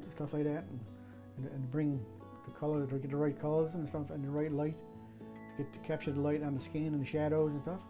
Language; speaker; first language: English; native; English